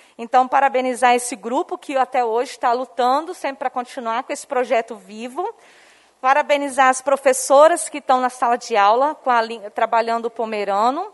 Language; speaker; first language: Portuguese; non-native, local second language; Low German